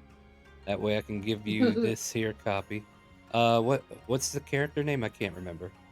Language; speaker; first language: English; native; English